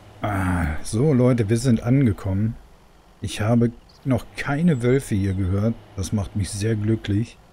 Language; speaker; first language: German; native; German